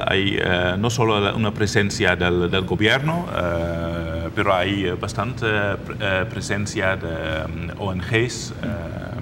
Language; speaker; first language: Spanish; non-native, fluent; Dutch